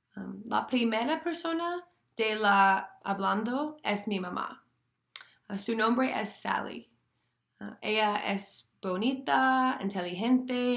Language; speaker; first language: Spanish; non-native, learner; English